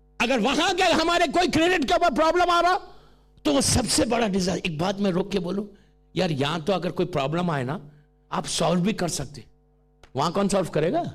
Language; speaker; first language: Urdu; native; Urdu